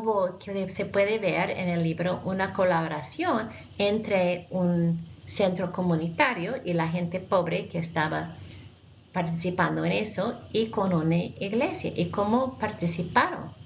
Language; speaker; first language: Spanish; non-native, fluent; English